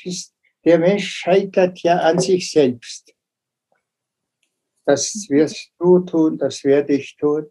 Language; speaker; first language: German; non-native, fluent; Tuvinian